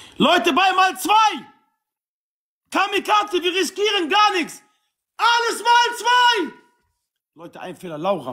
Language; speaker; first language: German; non-native, local second language; Arabic